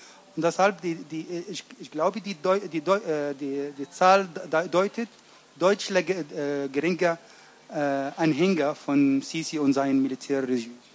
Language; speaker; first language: German; non-native, learner; Arabic